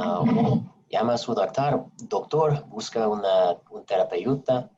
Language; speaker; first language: Spanish; non-native, fluent; English